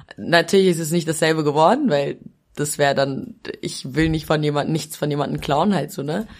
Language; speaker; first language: German; early bilingual, other home language; Albanian